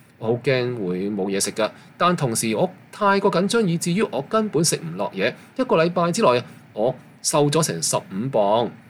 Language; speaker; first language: Chinese; non-native, local second language; Cantonese